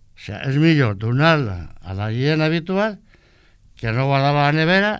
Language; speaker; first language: Spanish; non-native, local second language; Catalan